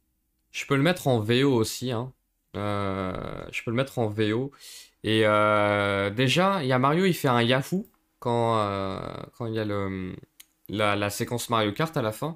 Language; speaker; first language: French; native; French